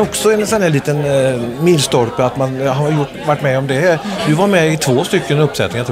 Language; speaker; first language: Swedish; native; Swedish